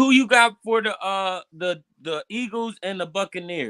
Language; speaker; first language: English; native; English